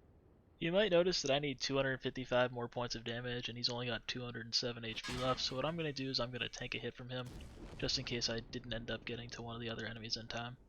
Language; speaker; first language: English; native; English